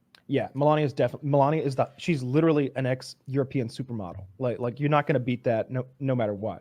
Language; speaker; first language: English; native; English